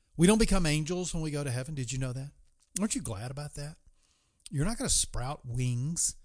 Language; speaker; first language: English; native; English